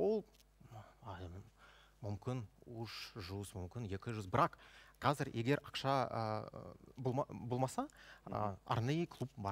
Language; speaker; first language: Kazakh; non-native, local second language; Russian